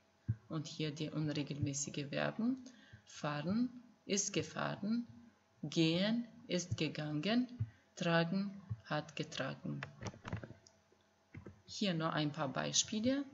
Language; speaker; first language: German; non-native, fluent; Albanian